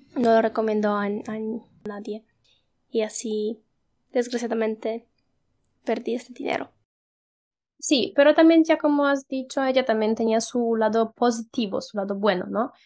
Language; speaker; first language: Spanish; non-native, fluent; Polish